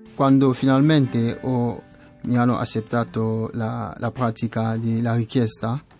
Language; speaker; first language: Italian; non-native, fluent; French